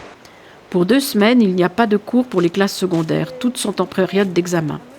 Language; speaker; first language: French; native; French